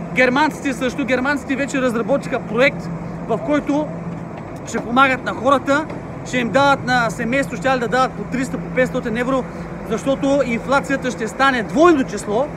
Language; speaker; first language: Bulgarian; native; Bulgarian